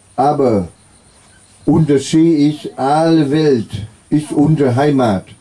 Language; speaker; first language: German; non-native, learner; Vietnamese